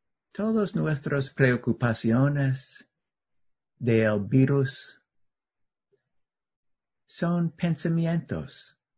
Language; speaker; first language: Spanish; non-native, learner; English